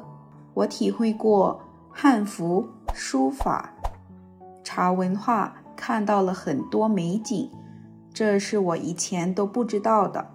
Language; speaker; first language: Chinese; non-native, fluent; Thai